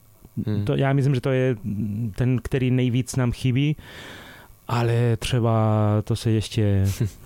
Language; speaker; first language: Czech; non-native, fluent; Spanish